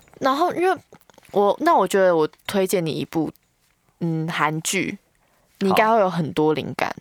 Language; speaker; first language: Chinese; native; Chinese